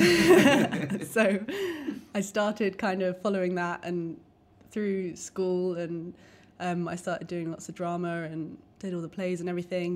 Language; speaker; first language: English; native; English